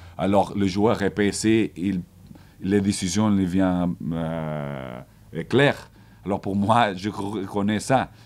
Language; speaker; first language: French; non-native, learner; Portuguese